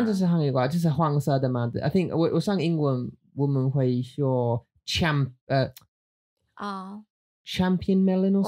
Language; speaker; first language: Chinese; non-native, learner; English